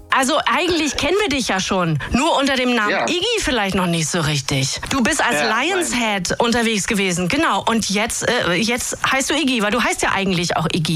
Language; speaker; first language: German; native; German